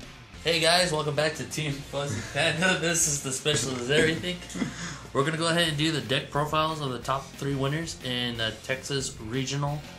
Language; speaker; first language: English; native; English